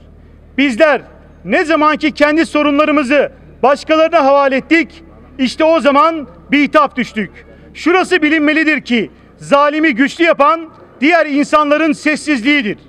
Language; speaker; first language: Turkish; native; Turkish